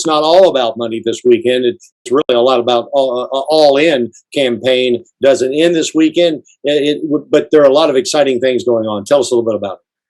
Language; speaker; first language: English; native; English